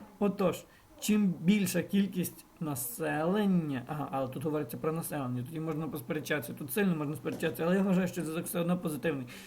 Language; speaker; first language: Ukrainian; non-native, local second language; Russian